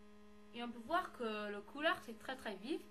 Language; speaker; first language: French; non-native, learner; English